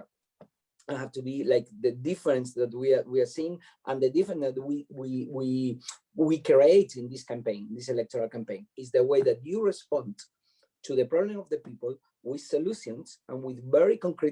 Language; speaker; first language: English; non-native, fluent; Spanish